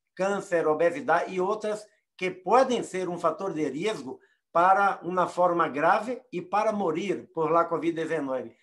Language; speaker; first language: Portuguese; native; Portuguese